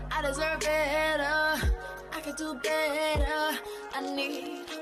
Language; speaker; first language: English; native; English